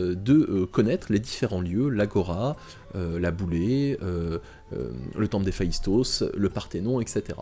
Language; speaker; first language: French; native; French